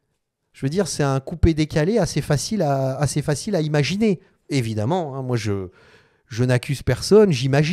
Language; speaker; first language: French; native; French